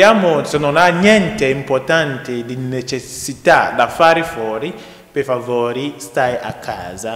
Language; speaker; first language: Italian; non-native, learner; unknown